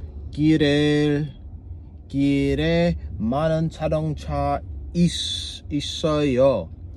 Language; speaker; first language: Korean; non-native, learner; English